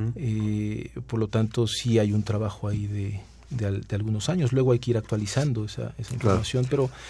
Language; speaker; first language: Spanish; native; Spanish